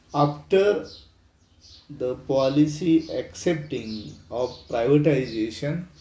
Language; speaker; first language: English; non-native, local second language; Marathi